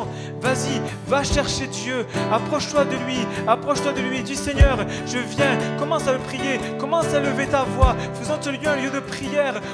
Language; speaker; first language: French; native; French